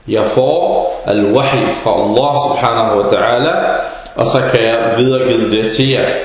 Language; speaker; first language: Danish; early bilingual, other home language; Arabic